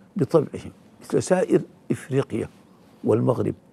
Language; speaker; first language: Arabic; native; Arabic